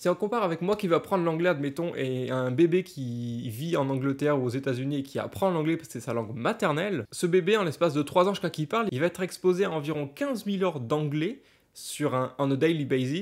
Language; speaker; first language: French; native; French